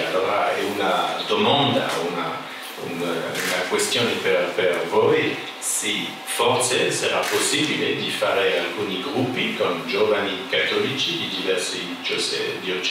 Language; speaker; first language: Italian; non-native, fluent; French